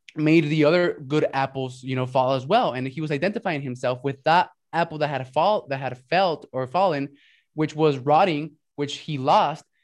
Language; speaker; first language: English; early bilingual, other home language; Spanish